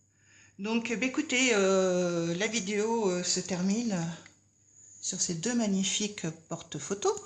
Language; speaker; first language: French; native; French